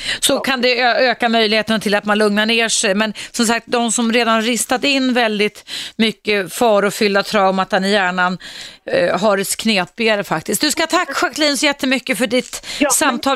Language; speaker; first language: Swedish; native; Swedish